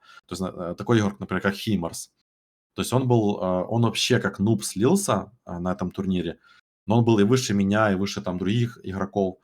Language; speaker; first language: Russian; native; Russian